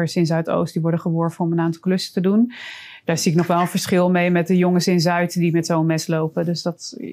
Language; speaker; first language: Dutch; native; Dutch